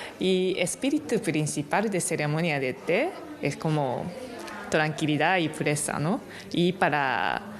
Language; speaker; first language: Spanish; non-native, fluent; Japanese